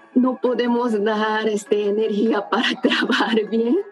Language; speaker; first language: Spanish; non-native, learner; Korean